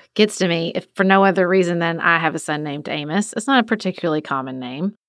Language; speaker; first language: English; native; English